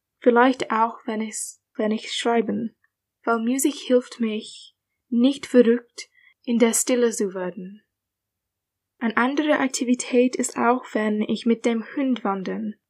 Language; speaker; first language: German; non-native, learner; English